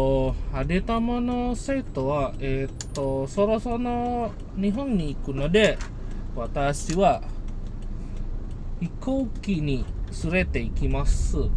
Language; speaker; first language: Japanese; non-native, learner; Indonesian